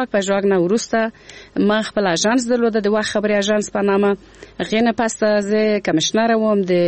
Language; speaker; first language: Pashto; non-native, local second language; Persian